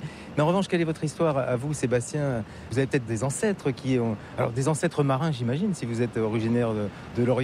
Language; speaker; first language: French; native; French